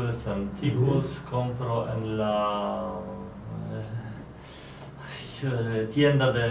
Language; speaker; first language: Spanish; non-native, learner; Polish